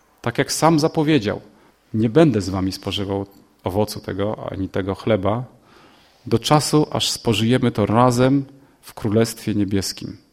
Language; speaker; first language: Polish; native; Polish